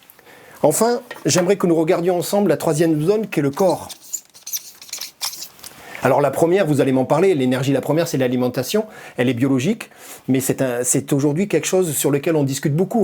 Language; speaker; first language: French; native; French